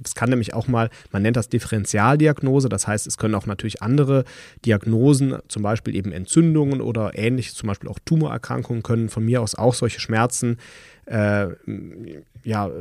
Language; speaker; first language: German; native; German